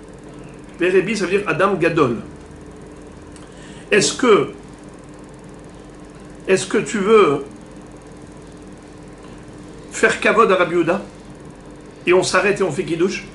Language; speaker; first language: French; native; French